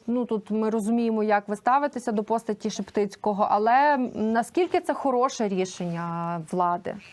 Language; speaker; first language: Ukrainian; native; Ukrainian